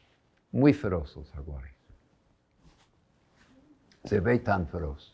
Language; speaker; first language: Spanish; non-native, fluent; English